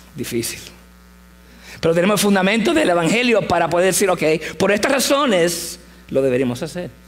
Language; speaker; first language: Spanish; early bilingual, heritage; English